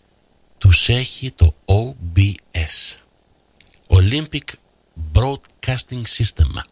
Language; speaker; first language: Greek; native; Greek